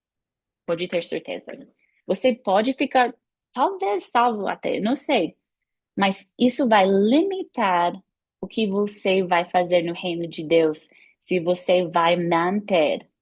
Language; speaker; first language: Portuguese; non-native, fluent; English